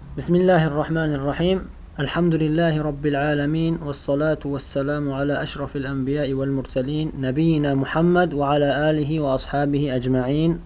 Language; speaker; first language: Arabic; non-native, fluent; Uzbek